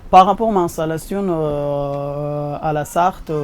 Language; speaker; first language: French; non-native, learner; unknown